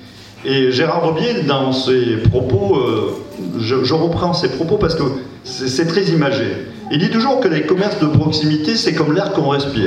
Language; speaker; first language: French; native; French